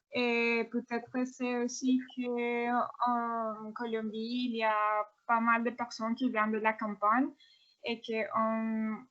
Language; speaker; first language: French; non-native, fluent; Spanish